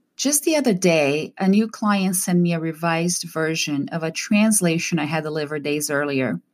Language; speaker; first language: English; non-native, fluent; Portuguese